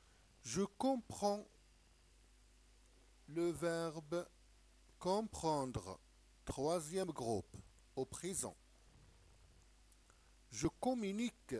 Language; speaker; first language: French; non-native, local second language; Arabic